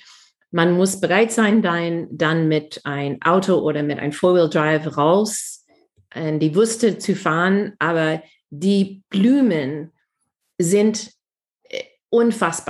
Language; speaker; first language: German; non-native, fluent; English